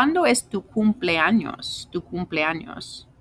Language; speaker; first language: Spanish; non-native, fluent; English